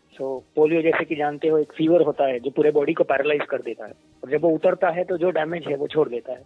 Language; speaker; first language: Hindi; non-native, local second language; Malayalam